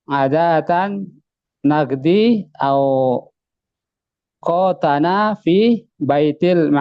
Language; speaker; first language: Arabic; non-native, learner; Indonesian